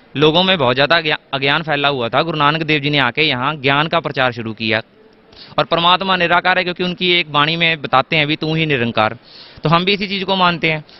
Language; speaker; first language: Hindi; native; Hindi